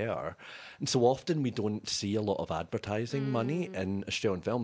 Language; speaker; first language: English; native; English